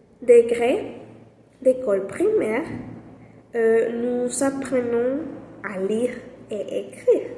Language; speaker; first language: French; non-native, learner; Spanish